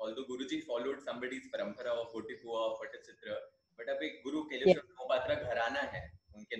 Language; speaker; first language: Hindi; native; Hindi